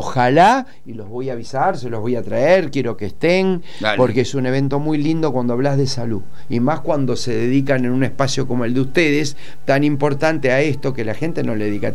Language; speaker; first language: Spanish; native; Spanish